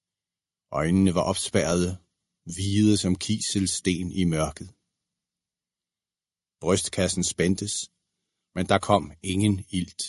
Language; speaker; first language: Danish; native; Danish